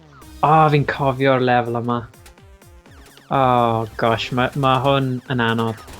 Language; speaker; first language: Welsh; native; Welsh